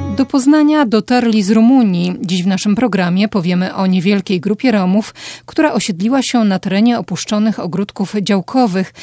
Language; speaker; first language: Polish; native; Polish